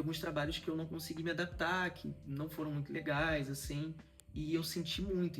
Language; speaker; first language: Portuguese; native; Portuguese